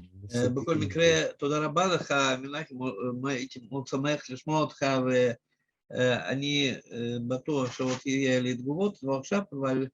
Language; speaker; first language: Hebrew; non-native, fluent; Russian